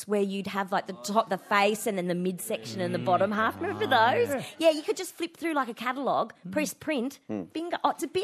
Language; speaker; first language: English; native; English